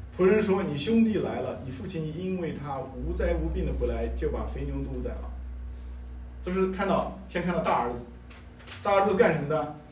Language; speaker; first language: Chinese; native; Chinese